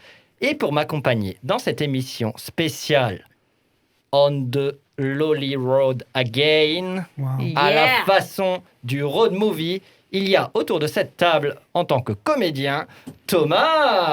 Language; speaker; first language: French; native; French